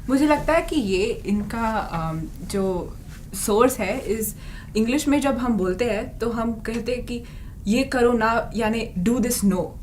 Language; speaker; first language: Hindi; non-native, local second language; Marathi